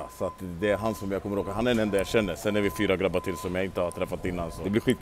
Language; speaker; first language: Swedish; native; Swedish